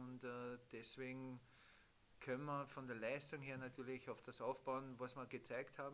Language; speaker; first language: German; native; German